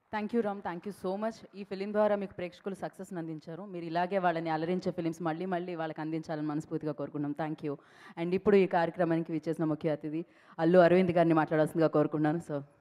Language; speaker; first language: Telugu; native; Telugu